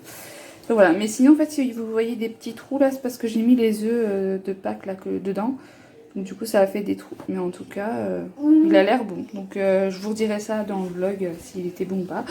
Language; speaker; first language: French; native; French